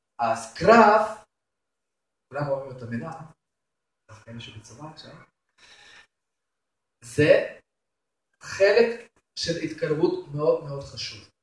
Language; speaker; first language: Hebrew; non-native, fluent; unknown